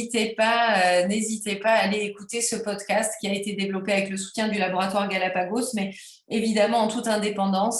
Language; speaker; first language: French; native; French